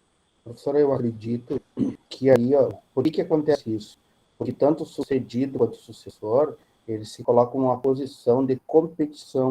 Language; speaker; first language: Portuguese; native; Portuguese